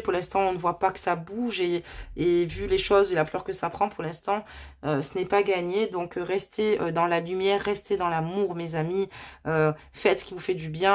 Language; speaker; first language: French; native; French